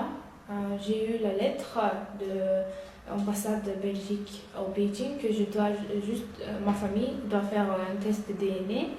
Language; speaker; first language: French; non-native, learner; Uyghur